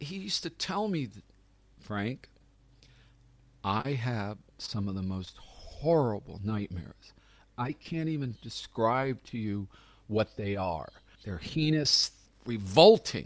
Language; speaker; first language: English; native; English